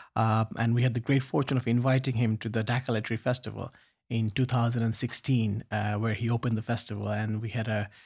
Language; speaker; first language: English; non-native, local second language; Bangla